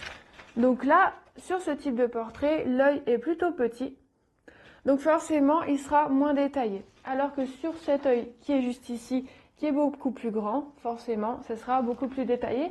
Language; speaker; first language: French; native; French